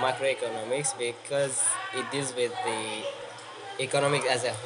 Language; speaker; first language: English; non-native, fluent; Arabic